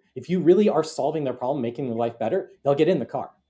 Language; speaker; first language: English; native; English